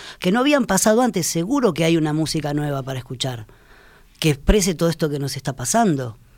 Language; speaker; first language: Spanish; native; Spanish